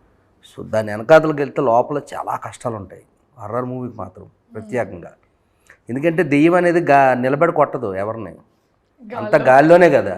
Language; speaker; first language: Telugu; native; Telugu